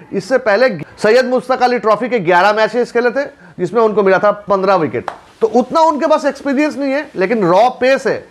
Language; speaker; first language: Hindi; non-native, local second language; Bangla